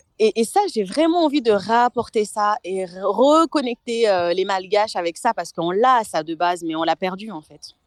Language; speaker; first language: French; non-native, local second language; Malagasy